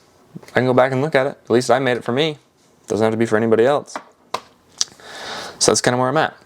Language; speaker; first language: English; native; English